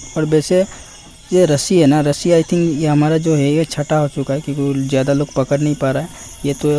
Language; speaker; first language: Hindi; non-native, local second language; Bangla